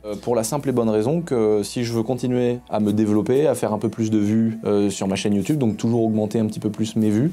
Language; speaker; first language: French; native; French